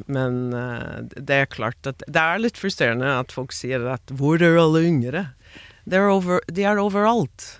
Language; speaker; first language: Norwegian; non-native, fluent; English